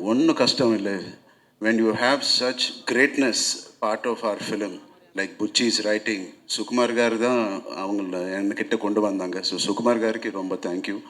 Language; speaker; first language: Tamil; non-native, local second language; Telugu